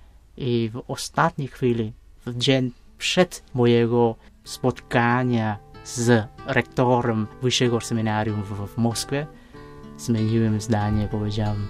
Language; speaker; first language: Polish; non-native, fluent; Vietnamese